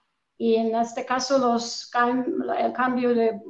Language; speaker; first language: Spanish; non-native, fluent; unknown